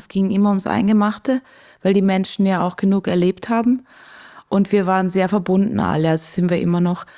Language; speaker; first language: German; native; German